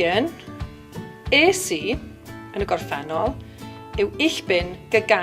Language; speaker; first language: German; non-native, learner; Welsh